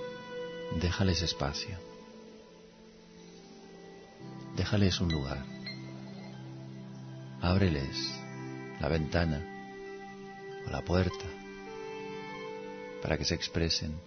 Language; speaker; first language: Spanish; native; Spanish